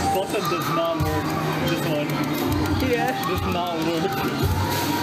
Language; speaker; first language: English; native; English